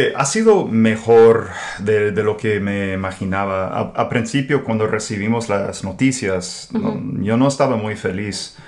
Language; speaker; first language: Spanish; non-native, fluent; English